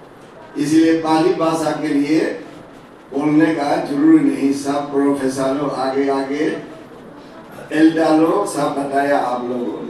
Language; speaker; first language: Hindi; non-native, learner; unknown